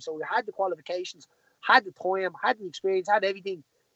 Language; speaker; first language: English; native; English